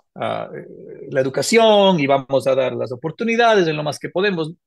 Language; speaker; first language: Spanish; native; Spanish